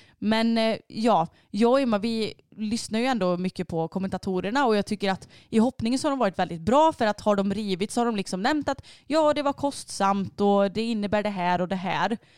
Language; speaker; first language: Swedish; native; Swedish